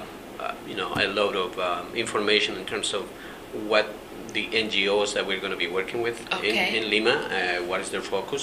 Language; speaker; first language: English; non-native, fluent; Spanish